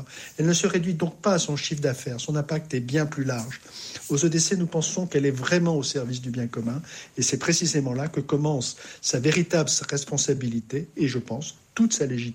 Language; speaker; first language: French; native; French